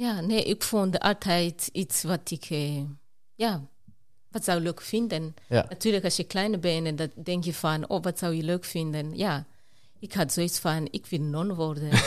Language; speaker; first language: Dutch; non-native, fluent; Rundi